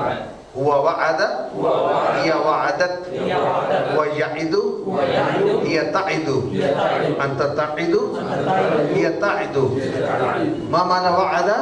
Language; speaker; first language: Arabic; non-native, fluent; Hindi